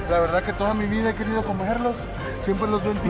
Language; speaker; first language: Spanish; native; Spanish